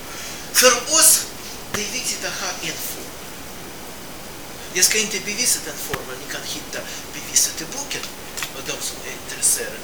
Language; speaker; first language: Swedish; non-native, fluent; Russian